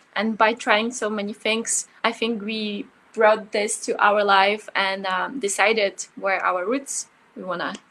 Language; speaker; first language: English; early bilingual, other home language; Ukrainian